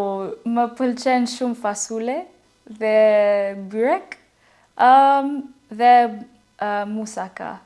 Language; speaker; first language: Albanian; non-native, learner; English